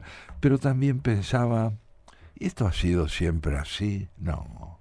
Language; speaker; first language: Spanish; native; Spanish